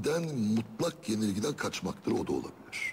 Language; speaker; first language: Turkish; native; Turkish